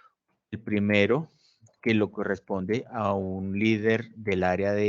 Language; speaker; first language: Spanish; native; Spanish